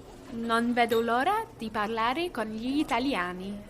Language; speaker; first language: Italian; non-native, learner; English